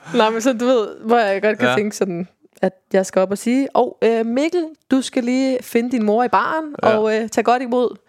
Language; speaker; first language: Danish; native; Danish